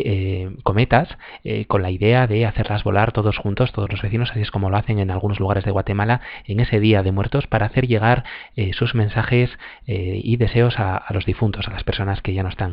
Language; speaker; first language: Spanish; native; Spanish